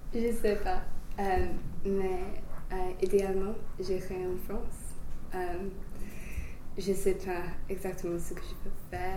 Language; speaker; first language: French; non-native, fluent; English